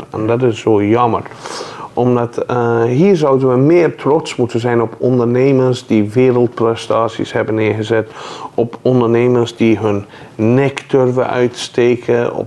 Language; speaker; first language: Dutch; non-native, fluent; Persian